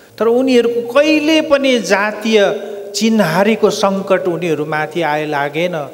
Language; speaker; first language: Nepali; native; Nepali